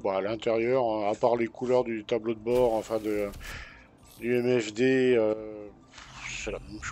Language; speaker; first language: French; native; French